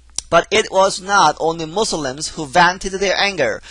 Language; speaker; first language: English; non-native, fluent; Korean